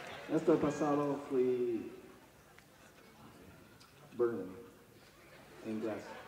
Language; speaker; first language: Spanish; non-native, learner; English